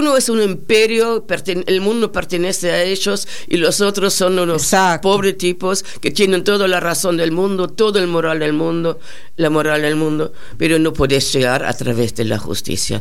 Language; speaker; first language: Spanish; non-native, fluent; German